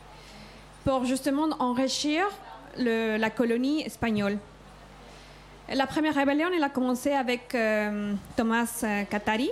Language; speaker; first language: French; non-native, fluent; Spanish